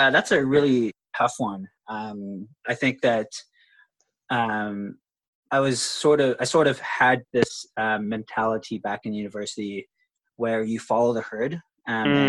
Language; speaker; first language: English; non-native, local second language; Filipino